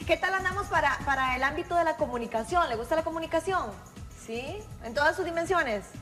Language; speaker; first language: Spanish; native; Spanish